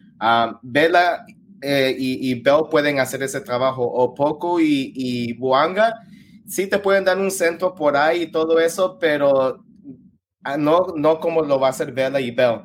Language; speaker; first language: Spanish; early bilingual, heritage; Spanish